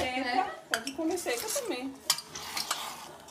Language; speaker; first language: Portuguese; non-native, learner; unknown